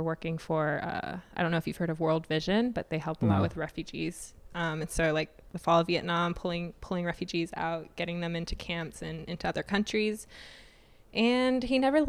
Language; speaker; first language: English; native; English